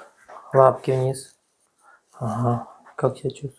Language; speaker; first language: Russian; native; Russian